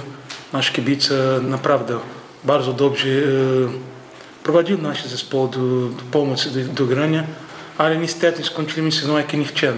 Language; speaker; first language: Polish; non-native, learner; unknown